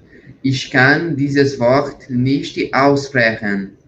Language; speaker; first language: German; non-native, learner; Portuguese